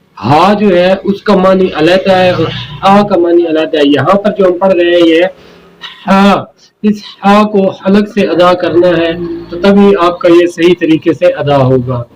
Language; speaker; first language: Urdu; native; Urdu